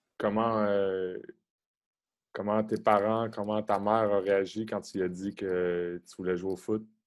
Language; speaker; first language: French; native; French